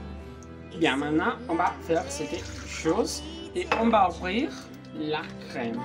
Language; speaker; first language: French; non-native, learner; Spanish